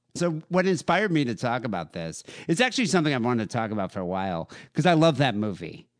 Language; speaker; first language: English; native; English